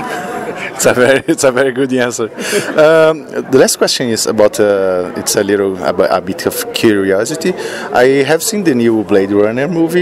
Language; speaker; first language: English; non-native, fluent; Portuguese